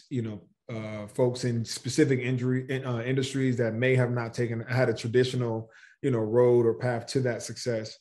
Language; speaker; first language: English; native; English